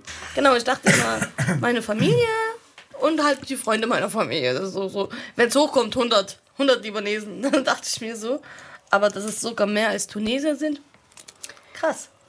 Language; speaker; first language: German; early bilingual, other home language; Arabic